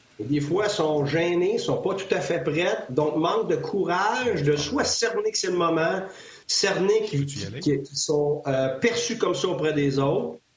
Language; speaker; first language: French; native; French